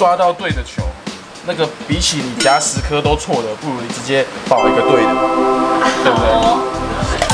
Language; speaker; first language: Chinese; native; Chinese